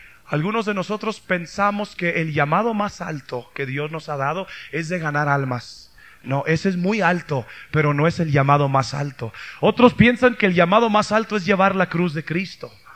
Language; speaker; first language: Spanish; early bilingual, heritage; Spanish